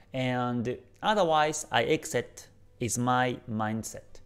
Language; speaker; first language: English; non-native, fluent; Japanese